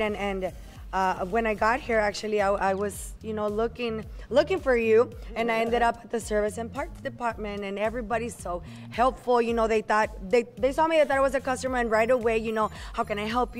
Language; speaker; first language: English; early bilingual, other home language; Spanish